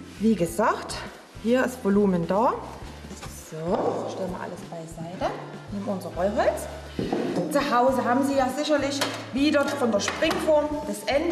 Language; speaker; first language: German; native; German